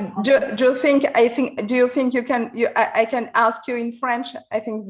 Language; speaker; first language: English; non-native, learner; French